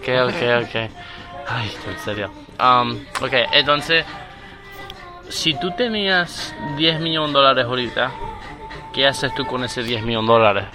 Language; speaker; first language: Spanish; early bilingual, heritage; Spanish